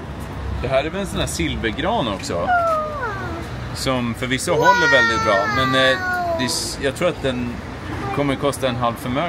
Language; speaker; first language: Swedish; native; Swedish